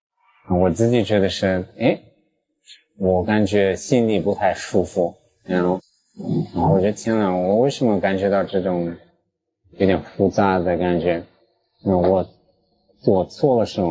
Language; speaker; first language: Chinese; early bilingual, heritage; English